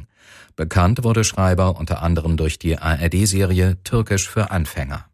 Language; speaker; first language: German; native; German